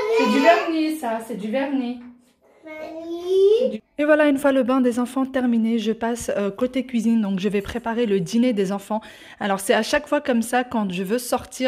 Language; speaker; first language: French; native; French